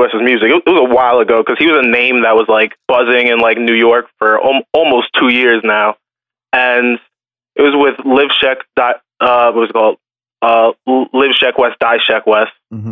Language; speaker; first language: English; native; English